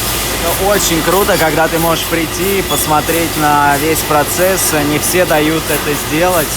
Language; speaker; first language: Russian; native; Russian